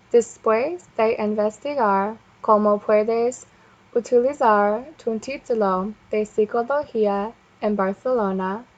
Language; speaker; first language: Spanish; non-native, learner; English